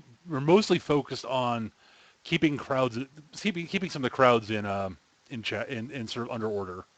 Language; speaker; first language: English; native; English